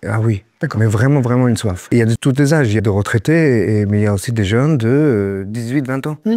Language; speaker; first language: French; non-native, fluent; Hebrew